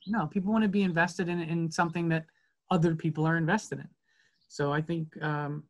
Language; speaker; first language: English; native; English